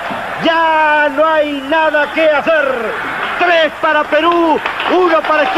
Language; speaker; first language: Spanish; native; Spanish